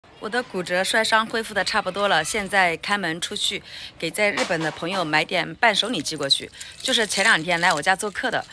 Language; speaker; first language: Chinese; native; Chinese